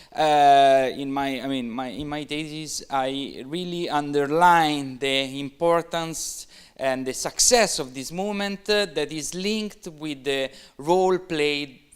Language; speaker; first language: English; non-native, fluent; Italian